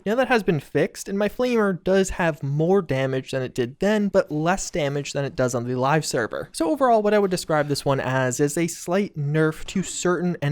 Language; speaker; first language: English; native; English